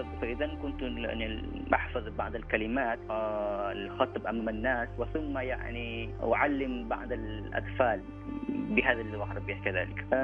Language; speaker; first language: Arabic; non-native, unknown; Thai